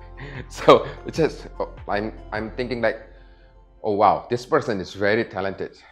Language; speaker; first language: English; non-native, fluent; Indonesian